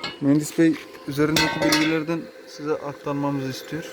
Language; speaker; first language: Turkish; native; Turkish